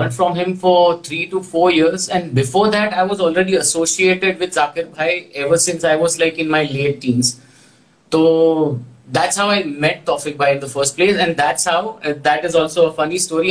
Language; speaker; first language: English; non-native, local second language; Gujarati